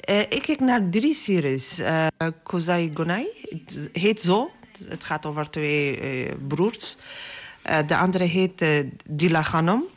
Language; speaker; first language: Dutch; non-native, learner; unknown